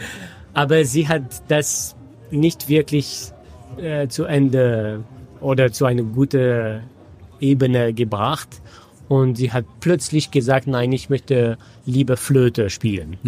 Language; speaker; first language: German; non-native, fluent; French